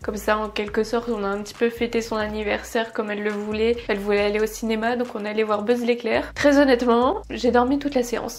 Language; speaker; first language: French; native; French